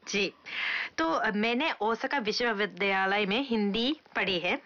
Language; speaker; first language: Hindi; non-native, fluent; Japanese